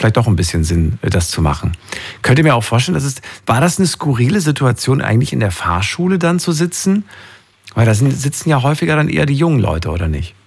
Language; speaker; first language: German; native; German